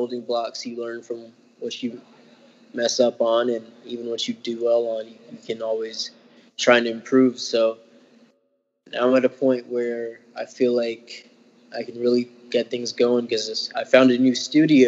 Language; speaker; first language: English; native; English